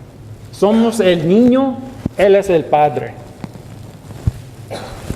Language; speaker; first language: Spanish; non-native, learner; English